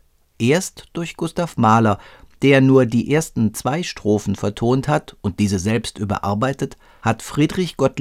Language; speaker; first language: German; native; German